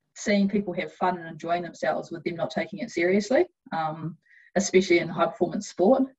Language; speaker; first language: English; native; English